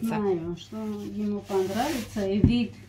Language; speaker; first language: Russian; non-native, learner; Armenian